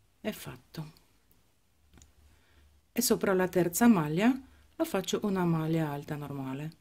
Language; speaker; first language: Italian; non-native, fluent; Ukrainian